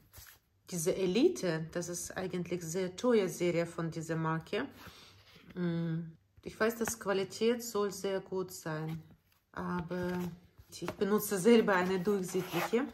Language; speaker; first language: German; non-native, learner; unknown